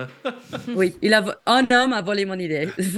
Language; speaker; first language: French; non-native, fluent; English